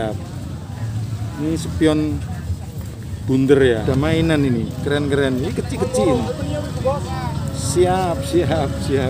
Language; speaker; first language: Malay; non-native, local second language; Javanese